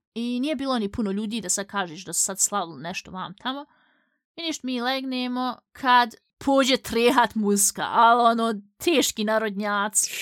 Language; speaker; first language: Bosnian; early bilingual, heritage; Bosnian